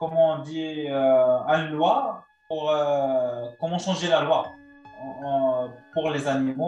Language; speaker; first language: French; non-native, local second language; Arabic